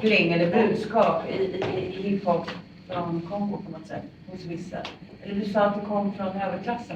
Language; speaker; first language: Swedish; native; Swedish